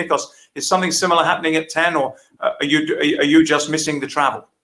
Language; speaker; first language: English; native; English